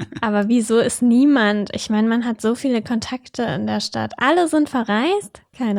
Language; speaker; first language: German; native; German